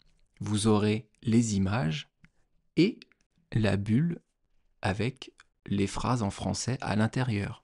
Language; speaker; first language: French; native; French